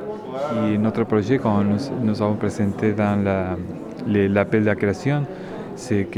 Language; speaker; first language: French; non-native, learner; Spanish